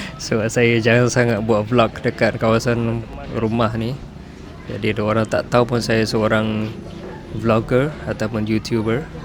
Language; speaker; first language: Malay; non-native, fluent; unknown